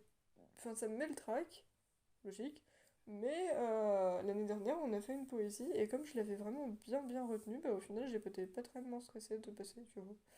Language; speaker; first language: French; native; French